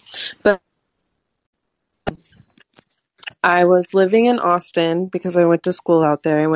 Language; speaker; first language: English; native; English